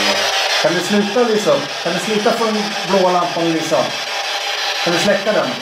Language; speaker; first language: Swedish; native; Swedish